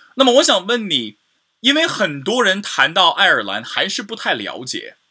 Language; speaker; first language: Chinese; native; Chinese